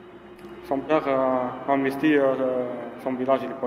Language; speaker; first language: French; non-native, learner; Arabic